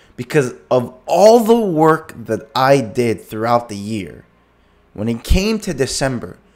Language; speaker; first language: English; native; English